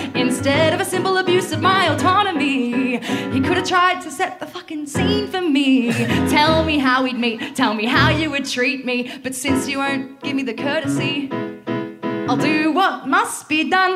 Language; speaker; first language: English; native; English